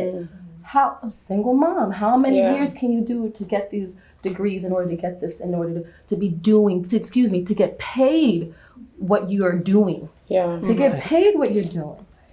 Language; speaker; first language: English; native; English